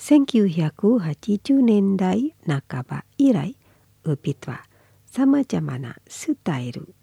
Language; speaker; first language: Japanese; non-native, fluent; Indonesian